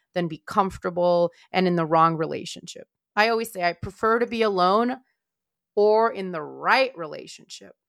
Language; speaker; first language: English; non-native, fluent; Romanian